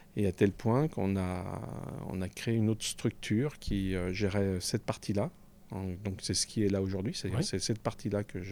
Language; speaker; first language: French; native; French